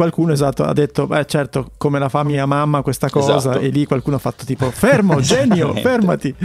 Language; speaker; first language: Italian; native; Italian